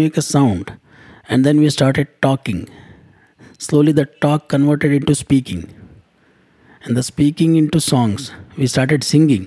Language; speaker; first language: English; non-native, local second language; Kannada